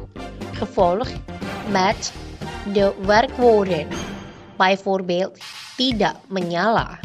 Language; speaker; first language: Dutch; non-native, learner; Indonesian